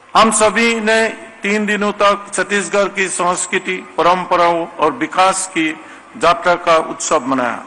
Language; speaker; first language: Hindi; non-native, local second language; Assamese